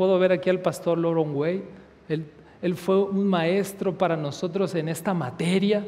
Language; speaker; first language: Spanish; native; Spanish